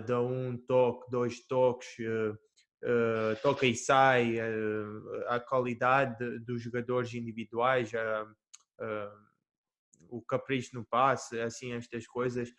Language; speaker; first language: Portuguese; early bilingual, heritage; Portuguese